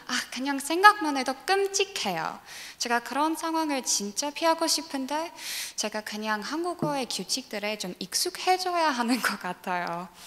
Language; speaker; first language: Korean; non-native, learner; English